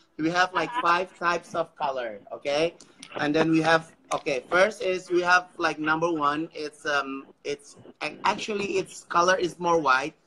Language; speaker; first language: English; non-native, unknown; Indonesian